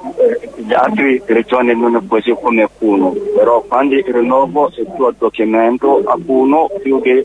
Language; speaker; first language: Italian; non-native, learner; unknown